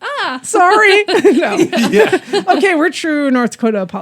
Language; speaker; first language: English; native; English